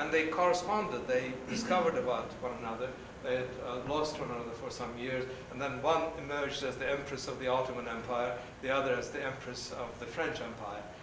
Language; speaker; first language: English; non-native, fluent; Turkish